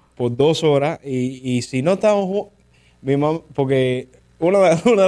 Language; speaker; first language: Spanish; early bilingual, heritage; Spanish